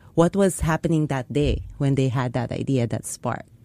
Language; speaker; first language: English; non-native, local second language; Filipino